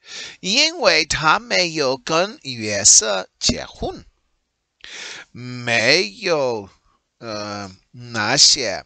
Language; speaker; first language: Chinese; non-native, learner; English